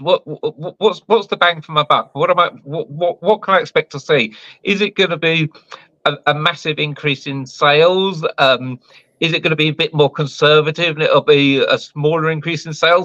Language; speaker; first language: English; native; English